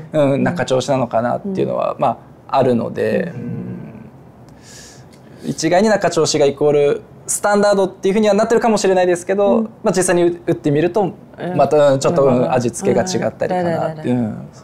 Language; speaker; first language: Japanese; native; Japanese